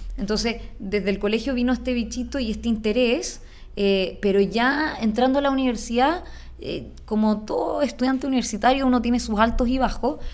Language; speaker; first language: Spanish; native; Spanish